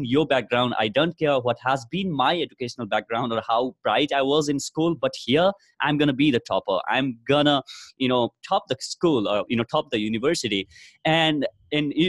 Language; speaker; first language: English; non-native, local second language; Nepali